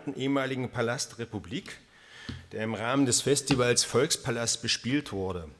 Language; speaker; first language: German; native; German